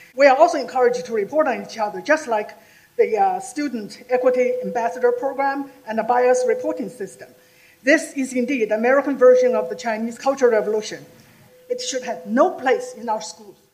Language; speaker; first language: English; non-native, fluent; Chinese